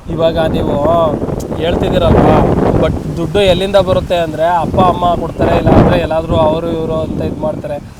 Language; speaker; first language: Kannada; native; Kannada